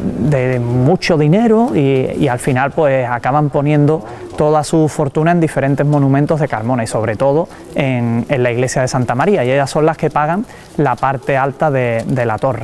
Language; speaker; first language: Spanish; native; Spanish